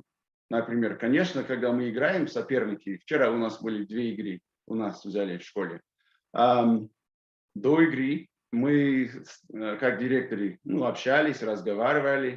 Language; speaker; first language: Russian; non-native, fluent; English